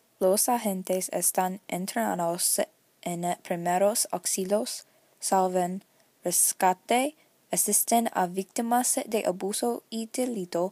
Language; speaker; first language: Spanish; non-native, learner; English